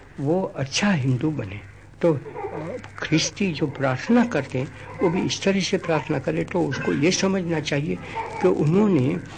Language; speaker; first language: Hindi; non-native, local second language; Gujarati